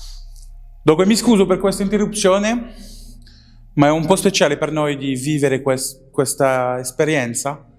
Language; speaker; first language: Italian; non-native, learner; French